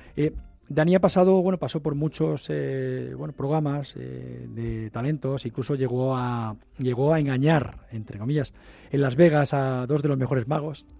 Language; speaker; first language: Spanish; native; Spanish